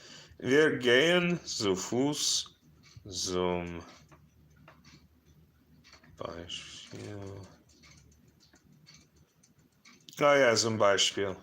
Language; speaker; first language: German; non-native, learner; English